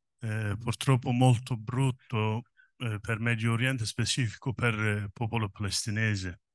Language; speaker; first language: Italian; non-native, learner; Kurdish